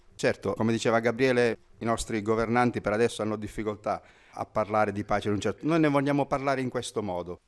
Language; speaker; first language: Italian; native; Italian